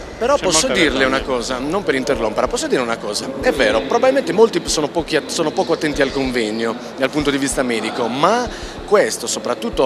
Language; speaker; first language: Italian; native; Italian